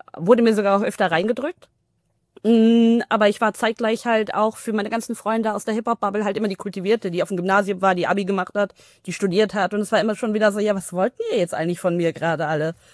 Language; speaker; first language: German; early bilingual, other home language; Tamil